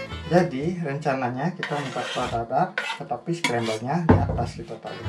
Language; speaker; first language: Indonesian; native; Indonesian